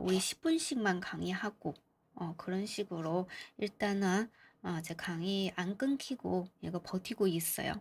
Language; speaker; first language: Korean; non-native, fluent; Chinese